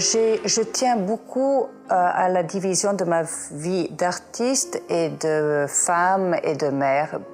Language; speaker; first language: French; non-native, fluent; Italian